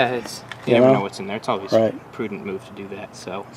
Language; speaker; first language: English; native; English